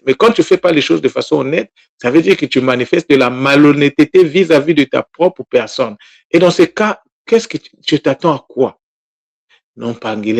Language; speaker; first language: French; non-native, local second language; Kongo